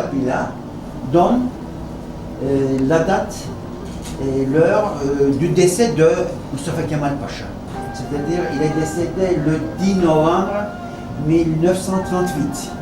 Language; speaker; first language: French; non-native, fluent; Turkish